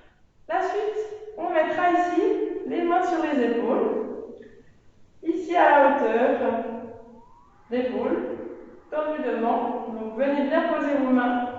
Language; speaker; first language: French; native; French